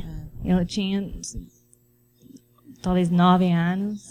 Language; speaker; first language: Portuguese; non-native, fluent; Spanish